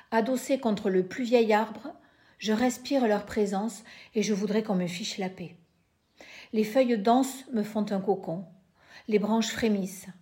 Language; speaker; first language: French; native; French